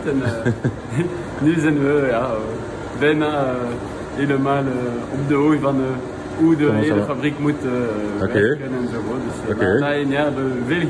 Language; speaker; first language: Dutch; non-native, local second language; French